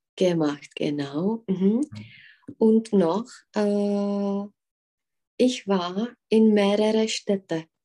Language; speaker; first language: German; non-native, fluent; Czech